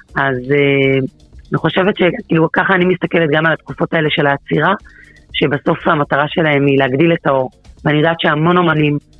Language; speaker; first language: Hebrew; early bilingual, other home language; Russian